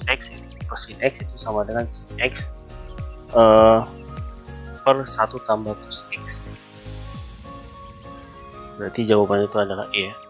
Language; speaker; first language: Indonesian; native; Indonesian